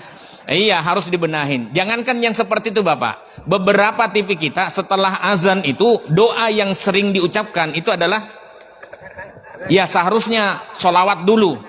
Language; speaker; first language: Indonesian; native; Indonesian